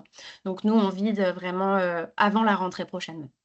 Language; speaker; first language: French; native; French